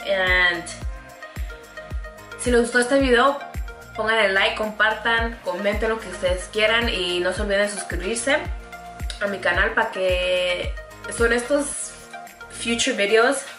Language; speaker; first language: Spanish; early bilingual, heritage; Spanish